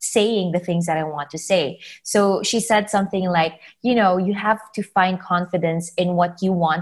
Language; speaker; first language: English; non-native, local second language; Filipino